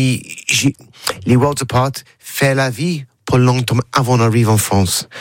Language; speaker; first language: French; non-native, learner; English